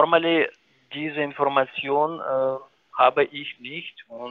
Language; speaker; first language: German; non-native, learner; Ukrainian